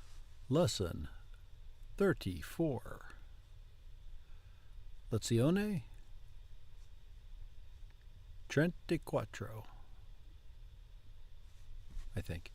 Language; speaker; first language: Italian; non-native, learner; English